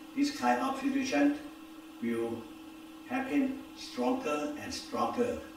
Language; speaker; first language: English; non-native, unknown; Thai